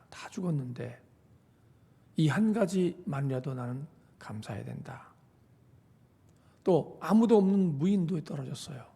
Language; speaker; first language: Korean; native; Korean